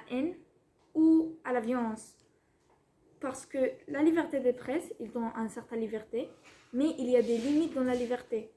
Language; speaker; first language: French; non-native, fluent; Spanish